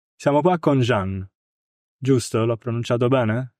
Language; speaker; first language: Italian; native; Italian